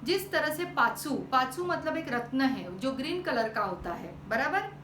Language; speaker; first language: Hindi; non-native, local second language; Marathi